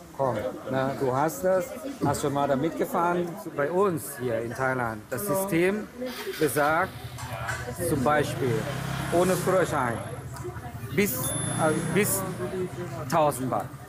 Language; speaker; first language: German; non-native, fluent; Thai